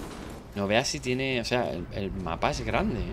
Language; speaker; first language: Spanish; native; Spanish